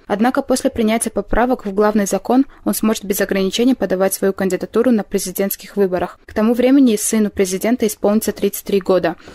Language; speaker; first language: Russian; non-native, local second language; Tajik